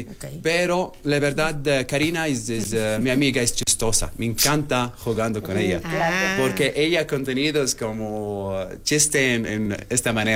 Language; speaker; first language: Spanish; non-native, learner; Arabic